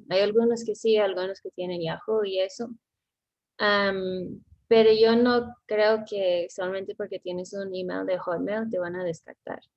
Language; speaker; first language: Spanish; non-native, fluent; English